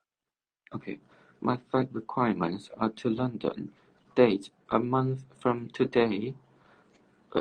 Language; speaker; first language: English; non-native, learner; Cantonese